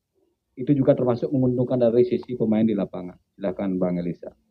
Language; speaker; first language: Indonesian; native; Indonesian